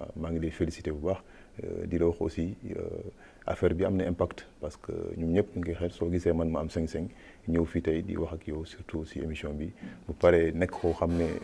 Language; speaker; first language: Wolof; non-native, local second language; Fula